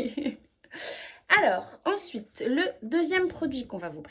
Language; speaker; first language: French; native; French